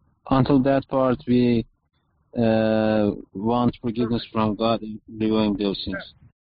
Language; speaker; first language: English; non-native, fluent; Persian